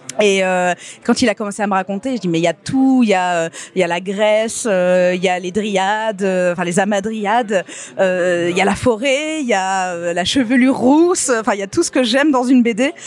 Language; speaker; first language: French; native; French